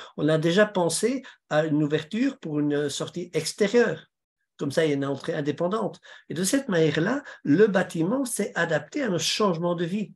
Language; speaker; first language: French; native; French